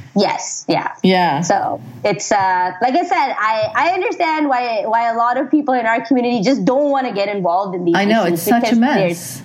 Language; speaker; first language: English; non-native, local second language; Urdu